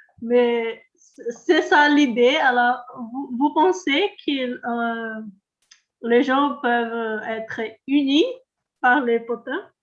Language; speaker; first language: French; non-native, learner; Portuguese